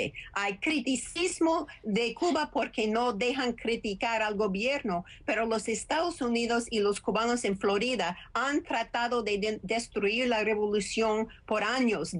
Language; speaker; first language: Spanish; non-native, fluent; English